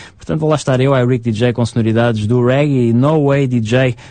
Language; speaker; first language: Portuguese; native; Portuguese